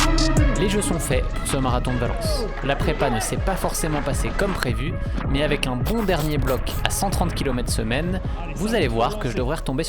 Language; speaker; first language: French; native; French